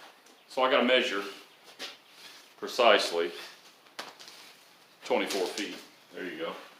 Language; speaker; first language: English; native; English